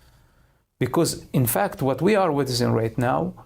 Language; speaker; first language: English; non-native, fluent; Arabic